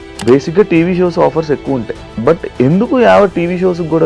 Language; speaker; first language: Telugu; native; Telugu